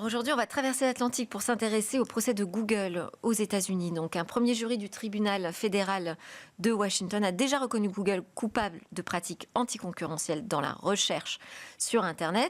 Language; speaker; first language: French; native; French